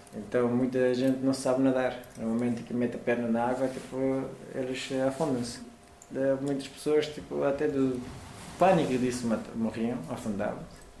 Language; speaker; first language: Portuguese; non-native, fluent; Persian